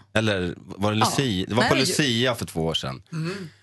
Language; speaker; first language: Swedish; native; Swedish